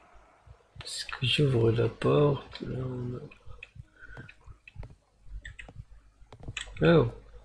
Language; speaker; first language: French; non-native, learner; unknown